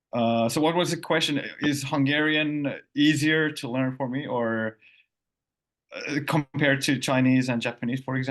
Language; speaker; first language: English; non-native, fluent; Finnish